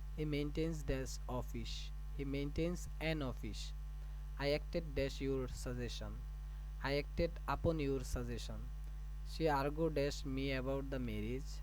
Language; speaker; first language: English; non-native, local second language; Bangla